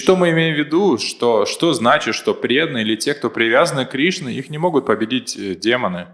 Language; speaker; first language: Russian; native; Russian